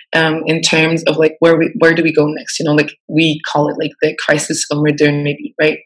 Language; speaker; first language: English; non-native, fluent; French